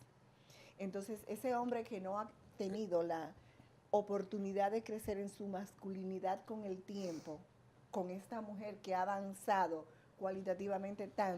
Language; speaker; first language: Spanish; native; Spanish